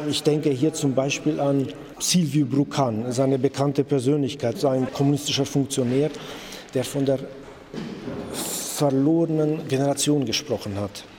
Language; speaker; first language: German; native; German